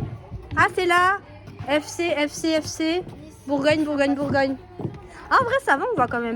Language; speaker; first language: French; native; French